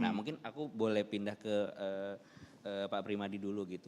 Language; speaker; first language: Indonesian; native; Indonesian